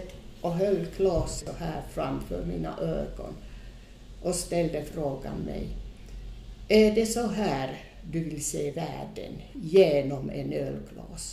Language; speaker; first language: Swedish; non-native, fluent; Finnish